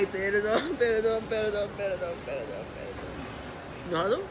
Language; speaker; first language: Spanish; non-native, learner; Japanese